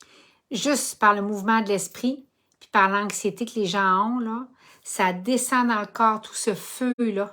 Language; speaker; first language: French; native; French